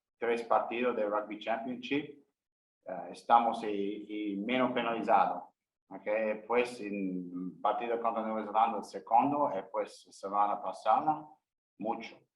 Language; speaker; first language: Spanish; non-native, learner; English